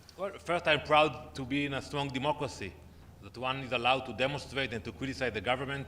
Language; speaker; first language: English; non-native, fluent; Hebrew